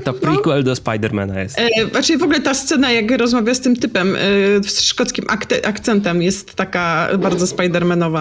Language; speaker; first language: Polish; native; Polish